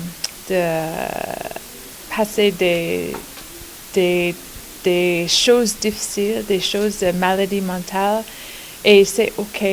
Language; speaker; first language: French; non-native, learner; English